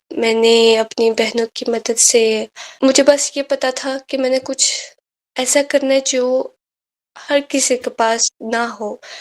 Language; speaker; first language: Urdu; native; Urdu